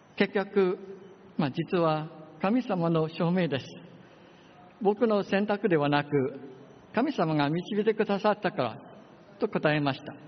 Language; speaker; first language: Japanese; non-native, fluent; English